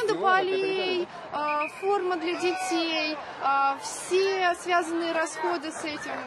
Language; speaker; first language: Russian; native; Russian